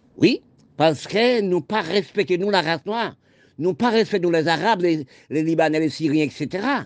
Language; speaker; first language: French; non-native, local second language; Haitian Creole